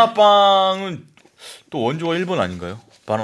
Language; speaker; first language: Korean; native; Korean